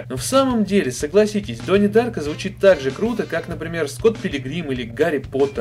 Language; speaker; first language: Russian; native; Russian